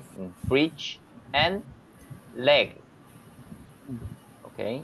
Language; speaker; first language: English; non-native, learner; Korean